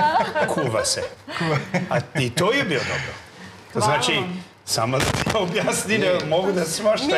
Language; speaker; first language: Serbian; non-native, learner; English